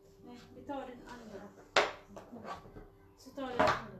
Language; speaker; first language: Swedish; non-native, learner; Cebuano